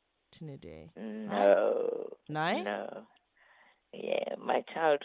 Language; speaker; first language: English; non-native, local second language; Igbo